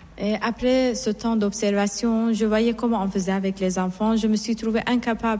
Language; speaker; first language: French; non-native, fluent; Persian